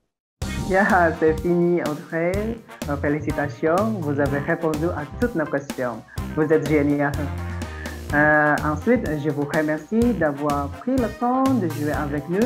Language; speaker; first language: French; non-native, fluent; Indonesian